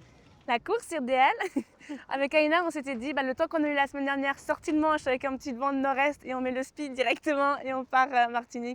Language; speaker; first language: French; native; French